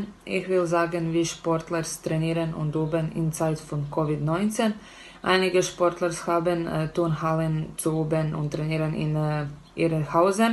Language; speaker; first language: German; non-native, learner; Croatian